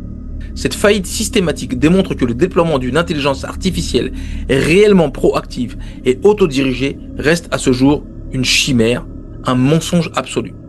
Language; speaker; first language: French; native; French